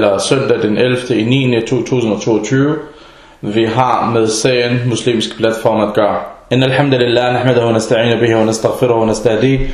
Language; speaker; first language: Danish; early bilingual, other home language; Arabic